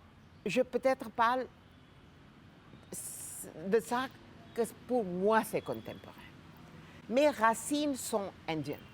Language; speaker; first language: French; non-native, fluent; Gujarati